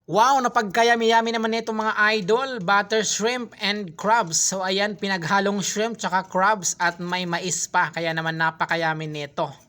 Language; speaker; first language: Filipino; non-native, local second language; Cebuano